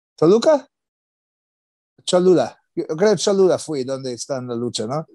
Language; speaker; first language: Spanish; non-native, learner; English